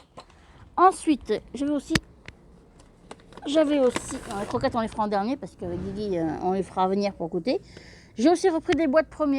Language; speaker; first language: French; native; French